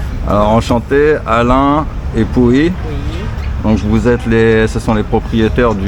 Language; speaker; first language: French; native; French